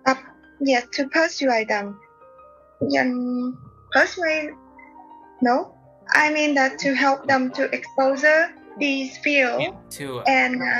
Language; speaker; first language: English; non-native, learner; Vietnamese